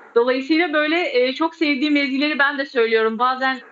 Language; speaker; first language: Turkish; early bilingual, other home language; Azerbaijani